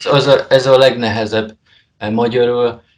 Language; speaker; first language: Hungarian; non-native, learner; Polish